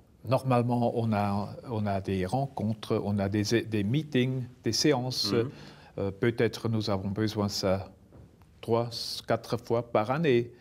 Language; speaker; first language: French; non-native, local second language; German